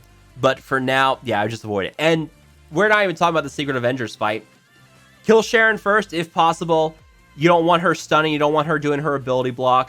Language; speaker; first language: English; native; English